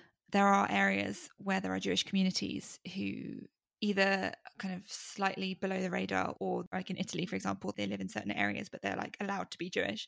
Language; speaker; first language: English; native; English